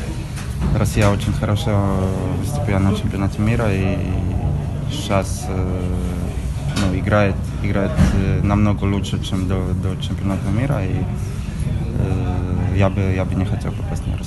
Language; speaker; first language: Russian; non-native, fluent; Polish